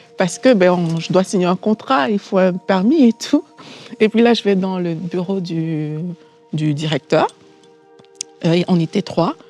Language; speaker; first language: French; native; French